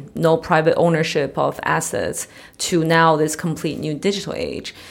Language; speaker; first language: English; early bilingual, other home language; Chinese